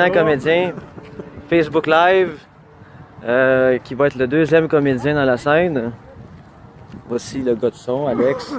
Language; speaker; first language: French; native; French